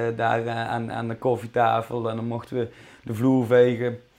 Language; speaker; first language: Dutch; native; Dutch